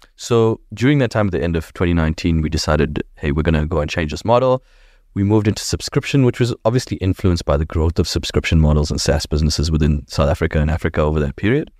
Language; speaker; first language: English; native; English